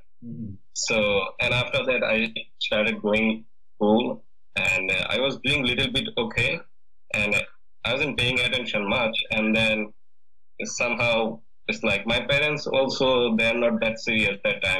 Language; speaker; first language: English; non-native, learner; Bangla